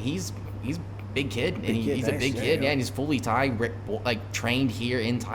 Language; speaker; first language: English; native; English